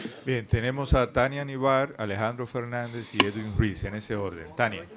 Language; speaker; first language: Spanish; native; Spanish